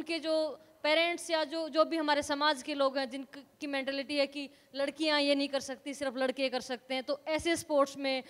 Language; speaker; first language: Hindi; native; Hindi